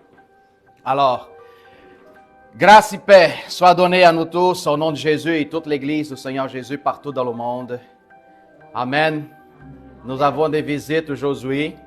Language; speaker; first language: French; native; French